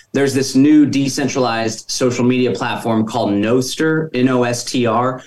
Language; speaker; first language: English; native; English